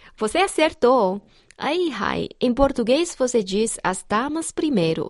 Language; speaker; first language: Portuguese; non-native, fluent; Chinese